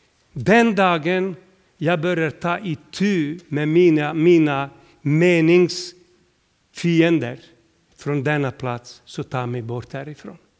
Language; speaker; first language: Swedish; non-native, fluent; Serbian